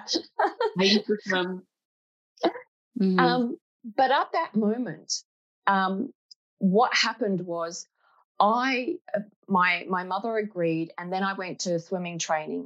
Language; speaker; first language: English; native; English